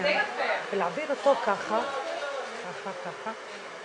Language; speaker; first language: Hebrew; non-native, local second language; Arabic